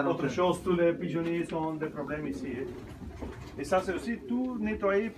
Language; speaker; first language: French; non-native, learner; Dutch